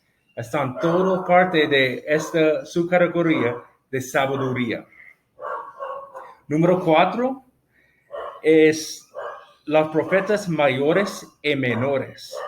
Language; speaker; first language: Spanish; non-native, fluent; English